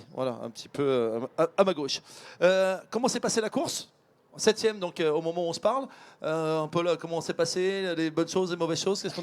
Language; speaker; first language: French; native; French